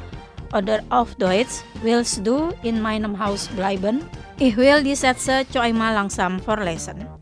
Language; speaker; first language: German; non-native, fluent; Indonesian